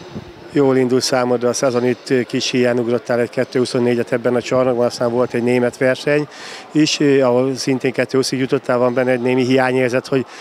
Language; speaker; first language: Hungarian; native; Hungarian